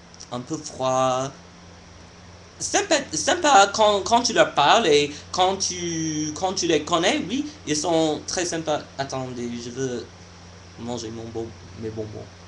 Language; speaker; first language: French; non-native, fluent; English